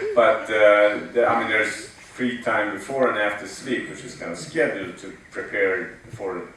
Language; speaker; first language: English; non-native, fluent; Swedish